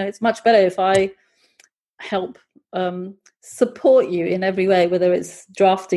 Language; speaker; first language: English; native; English